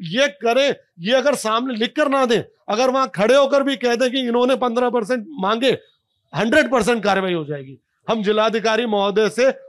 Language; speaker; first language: Hindi; native; Hindi